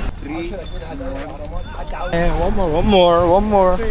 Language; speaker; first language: English; non-native, learner; Korean